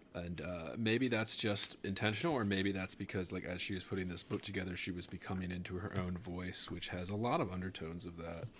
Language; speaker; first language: English; native; English